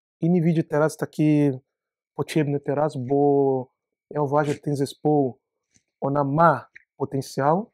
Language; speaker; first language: Polish; non-native, learner; Portuguese